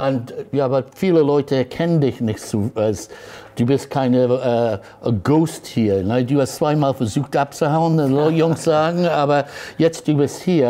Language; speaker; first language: German; non-native, fluent; English